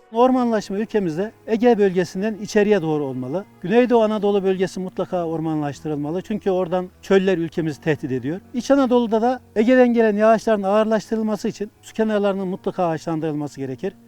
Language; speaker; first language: Turkish; native; Turkish